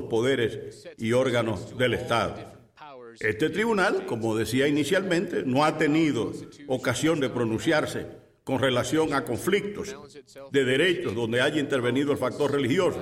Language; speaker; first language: Spanish; native; Spanish